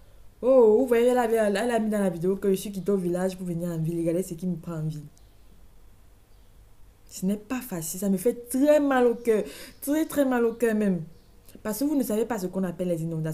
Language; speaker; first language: French; native; French